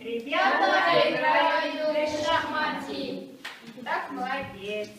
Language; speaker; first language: Russian; non-native, fluent; Mongolian